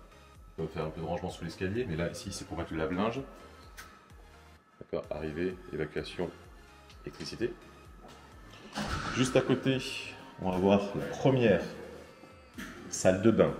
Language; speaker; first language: French; native; French